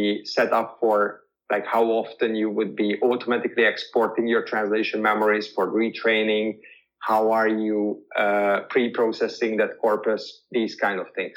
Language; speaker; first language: English; non-native, fluent; Hungarian